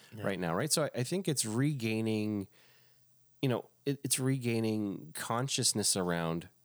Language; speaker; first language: English; native; English